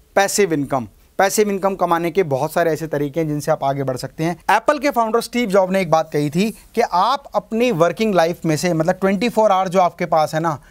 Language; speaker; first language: Hindi; native; Hindi